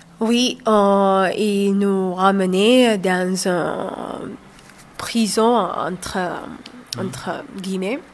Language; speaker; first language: French; non-native, learner; Somali